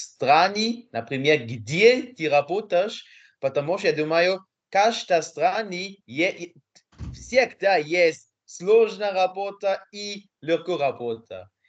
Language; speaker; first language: Russian; non-native, learner; Luxembourgish